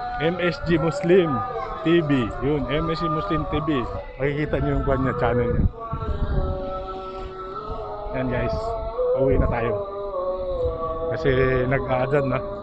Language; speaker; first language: Filipino; non-native, local second language; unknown